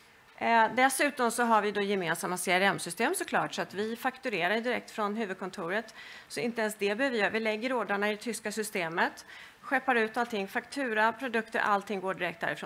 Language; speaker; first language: Swedish; native; Swedish